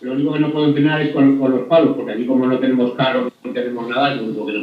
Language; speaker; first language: Spanish; native; Spanish